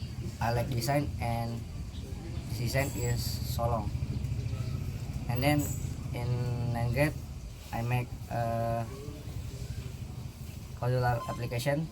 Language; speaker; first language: English; non-native, learner; Indonesian